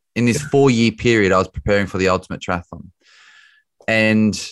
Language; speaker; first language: English; native; English